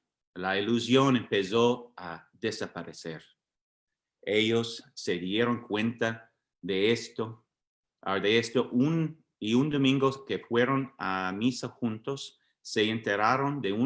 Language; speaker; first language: Spanish; non-native, fluent; English